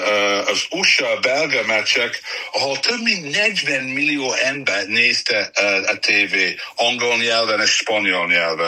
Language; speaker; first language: Hungarian; non-native, fluent; English